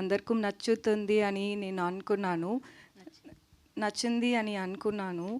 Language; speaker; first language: Telugu; non-native, learner; Tamil